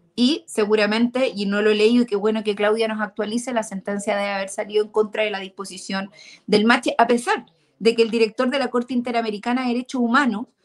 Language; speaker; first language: Spanish; native; Spanish